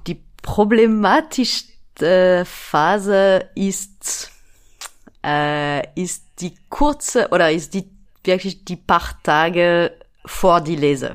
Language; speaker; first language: German; non-native, fluent; French